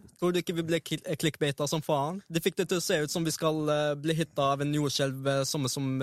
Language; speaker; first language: Norwegian; early bilingual, other home language; Arabic